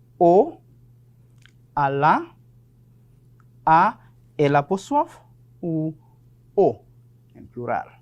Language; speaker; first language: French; non-native, fluent; Spanish